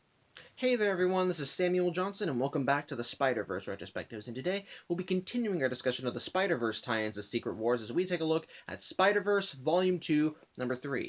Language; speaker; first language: English; native; English